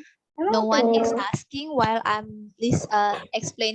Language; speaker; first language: English; non-native, fluent; Indonesian